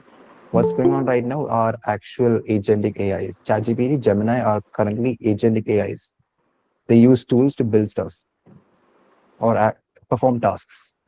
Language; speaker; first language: English; non-native, local second language; Malayalam